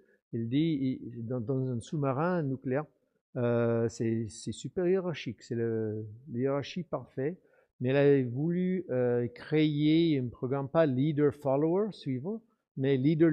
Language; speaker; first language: French; non-native, fluent; English